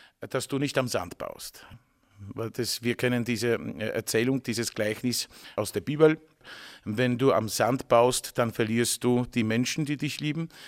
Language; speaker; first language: German; non-native, fluent; Polish